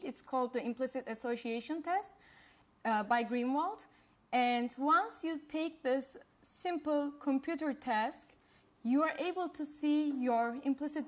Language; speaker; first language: English; non-native, fluent; Turkish